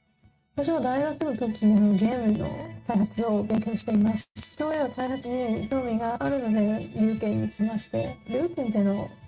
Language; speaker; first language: Japanese; non-native, fluent; Chinese